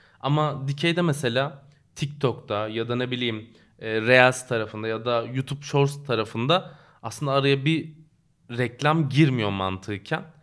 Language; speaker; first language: Turkish; native; Turkish